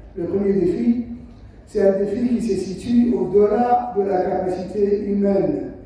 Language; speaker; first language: French; non-native, local second language; Somali